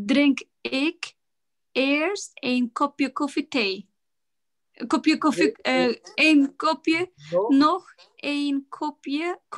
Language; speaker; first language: Dutch; non-native, learner; Turkish